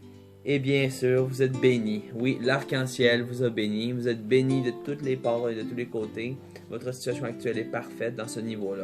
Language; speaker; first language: French; native; French